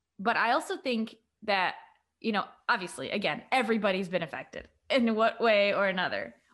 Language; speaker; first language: English; native; English